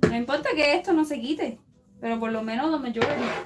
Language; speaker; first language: Spanish; early bilingual, other home language; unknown